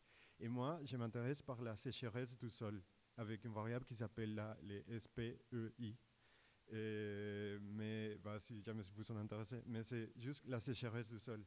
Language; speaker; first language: French; non-native, fluent; Spanish